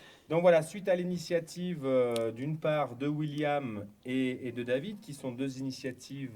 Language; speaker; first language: French; native; French